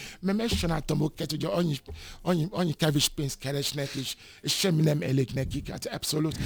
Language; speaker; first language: Hungarian; non-native, fluent; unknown